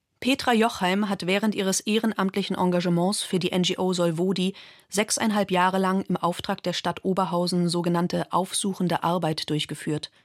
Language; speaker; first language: German; native; German